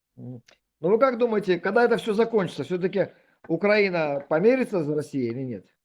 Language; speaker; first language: Russian; native; Russian